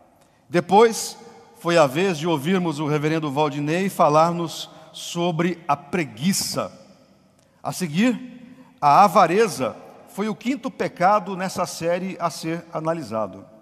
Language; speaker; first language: Portuguese; native; Portuguese